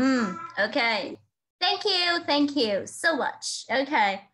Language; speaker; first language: English; non-native, fluent; Vietnamese